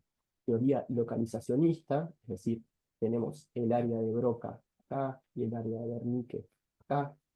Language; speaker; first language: Spanish; native; Spanish